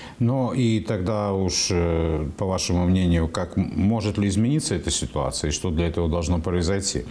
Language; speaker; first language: Russian; native; Russian